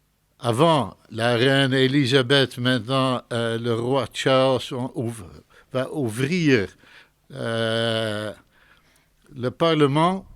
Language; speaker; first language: French; non-native, fluent; Dutch